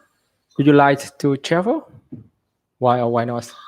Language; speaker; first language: English; non-native, learner; Vietnamese